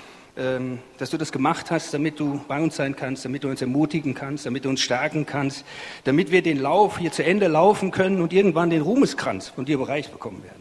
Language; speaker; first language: German; native; German